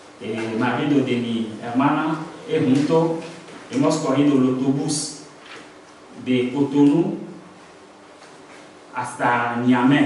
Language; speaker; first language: Spanish; non-native, learner; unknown